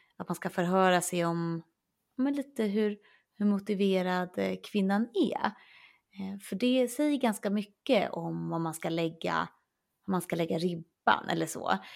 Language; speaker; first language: Swedish; native; Swedish